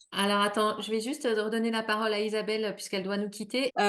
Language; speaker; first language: French; native; French